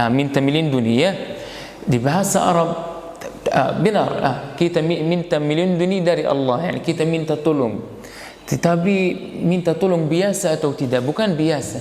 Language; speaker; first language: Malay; non-native, fluent; Arabic